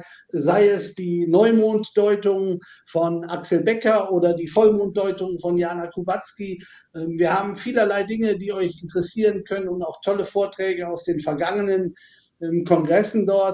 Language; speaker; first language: German; native; German